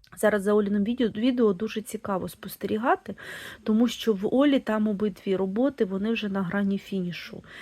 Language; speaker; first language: Ukrainian; non-native, local second language; Russian